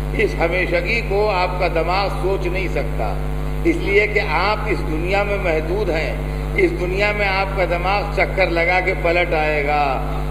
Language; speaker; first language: Urdu; native; Urdu